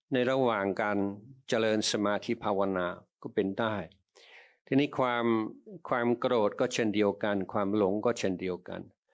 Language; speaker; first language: Thai; non-native, fluent; English